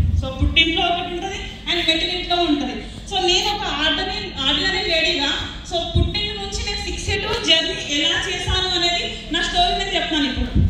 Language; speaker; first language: Telugu; early bilingual, other home language; Hindi